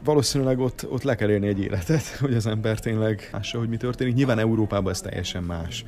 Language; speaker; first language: Hungarian; native; Hungarian